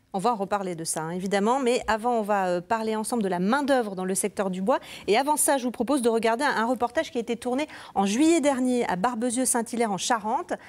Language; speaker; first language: French; native; French